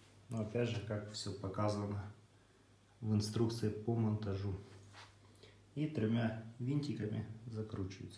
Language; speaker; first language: Russian; native; Russian